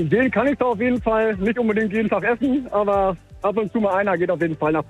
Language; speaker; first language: German; native; German